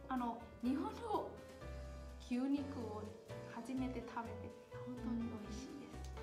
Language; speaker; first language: Japanese; non-native, fluent; Burmese